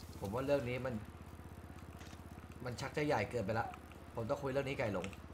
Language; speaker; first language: Thai; native; Thai